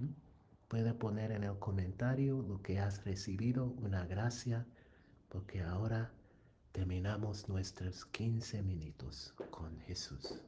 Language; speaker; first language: Spanish; non-native, fluent; English